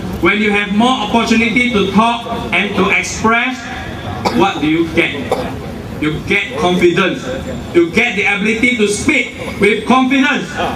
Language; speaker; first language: English; non-native, local second language; Chinese